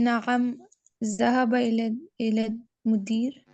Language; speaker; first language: Arabic; non-native, learner; Urdu